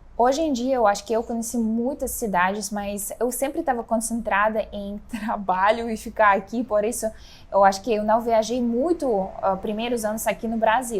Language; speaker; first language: Portuguese; non-native, fluent; Russian